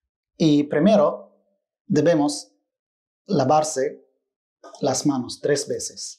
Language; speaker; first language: Spanish; non-native, fluent; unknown